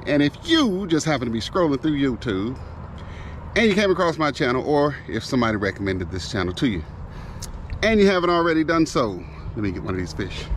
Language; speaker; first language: English; native; English